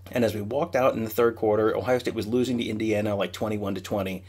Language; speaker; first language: English; native; English